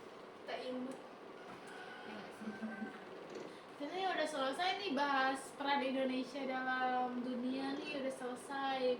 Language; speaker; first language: Indonesian; native; Indonesian